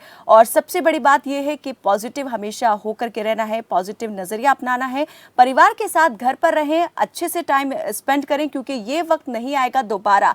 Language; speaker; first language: Hindi; native; Hindi